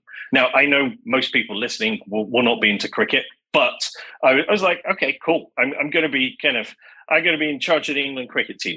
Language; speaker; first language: English; native; English